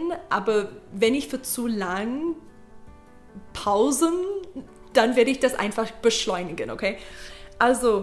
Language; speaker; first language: German; non-native, learner; English